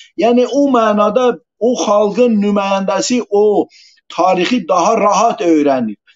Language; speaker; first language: Azerbaijani; non-native, local second language; Talysh